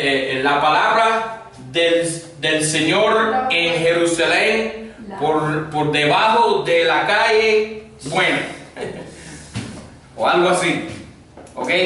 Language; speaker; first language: Spanish; non-native, fluent; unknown